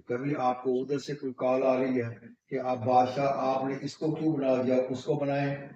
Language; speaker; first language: Urdu; non-native, local second language; Punjabi